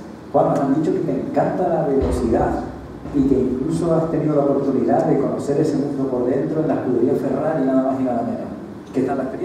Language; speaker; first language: Spanish; native; Spanish